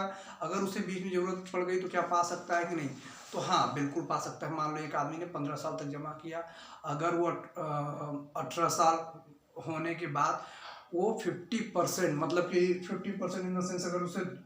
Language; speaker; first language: Hindi; native; Hindi